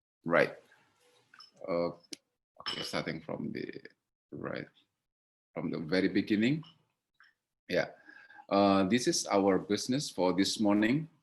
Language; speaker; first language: English; non-native, fluent; Indonesian